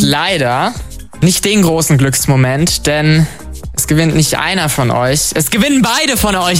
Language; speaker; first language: German; native; German